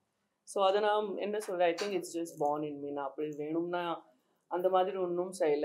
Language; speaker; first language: Tamil; non-native, local second language; Gujarati